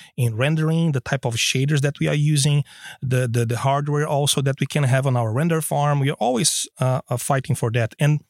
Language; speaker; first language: English; non-native, fluent; Portuguese